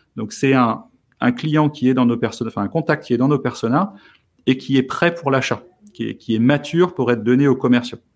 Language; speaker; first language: French; native; French